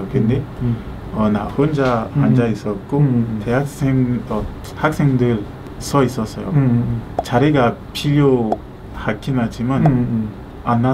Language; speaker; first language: Korean; non-native, learner; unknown